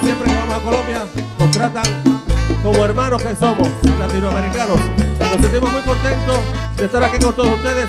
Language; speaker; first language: Spanish; native; Spanish